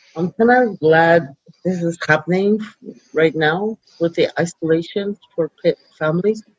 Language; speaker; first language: English; non-native, fluent; Cree